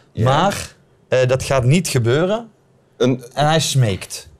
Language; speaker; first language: Dutch; native; Dutch